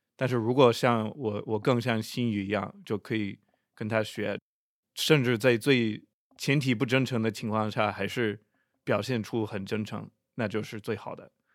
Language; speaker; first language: Chinese; non-native, fluent; English